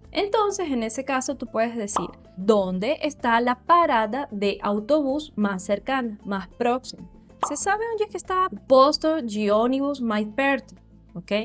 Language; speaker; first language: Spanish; non-native, fluent; Portuguese